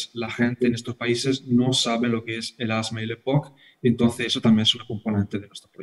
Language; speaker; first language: Spanish; non-native, fluent; Italian